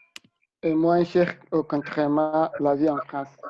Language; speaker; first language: French; non-native, learner; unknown